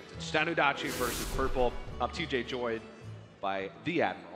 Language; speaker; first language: English; native; English